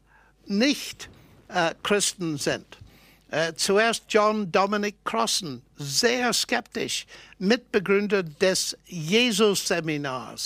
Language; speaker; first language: German; non-native, fluent; English